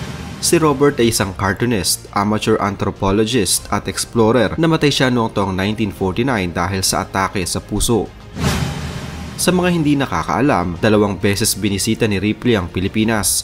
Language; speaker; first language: Filipino; native; Filipino